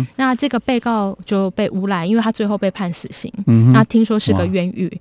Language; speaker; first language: Chinese; non-native, local second language; Min Nan Chinese